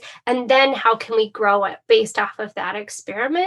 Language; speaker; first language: English; native; English